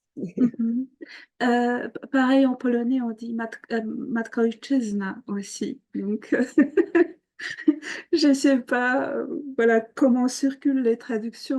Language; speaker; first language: French; non-native, fluent; Polish